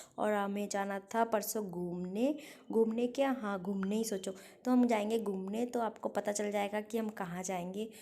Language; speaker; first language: Hindi; non-native, local second language; Bangla